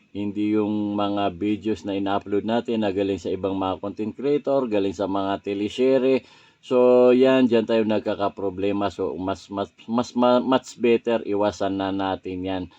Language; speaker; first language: Filipino; non-native, local second language; Maranao